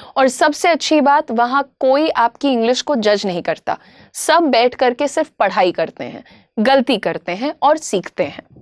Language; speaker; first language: Hindi; native; Hindi